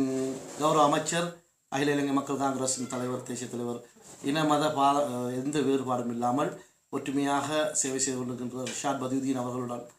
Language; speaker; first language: Tamil; native; Tamil